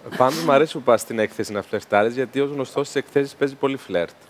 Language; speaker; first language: Greek; native; Greek